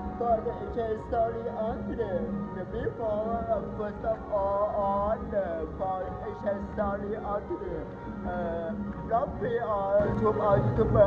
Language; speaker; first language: English; non-native, learner; Thai